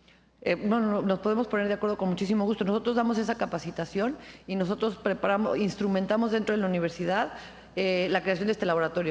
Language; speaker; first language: Spanish; native; Spanish